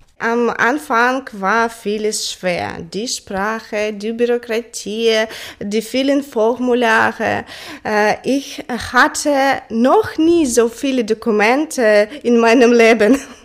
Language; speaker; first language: German; non-native, learner; Ukrainian